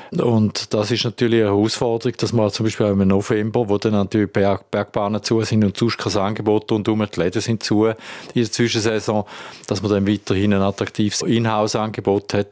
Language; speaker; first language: German; native; German